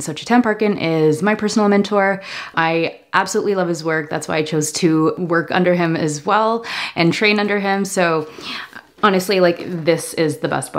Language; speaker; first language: English; native; English